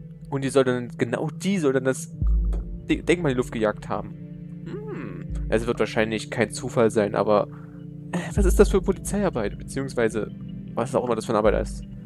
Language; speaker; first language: German; native; German